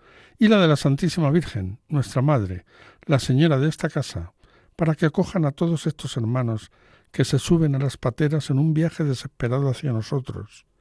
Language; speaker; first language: Spanish; native; Spanish